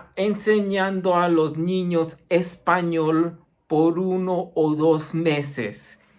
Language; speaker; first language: Spanish; early bilingual, heritage; Spanish